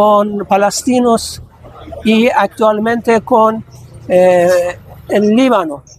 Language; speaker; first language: Spanish; non-native, fluent; Persian